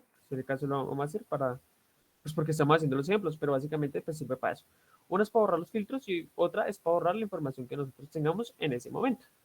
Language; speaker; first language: Spanish; native; Spanish